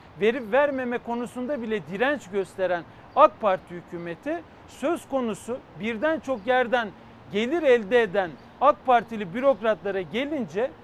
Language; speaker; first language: Turkish; native; Turkish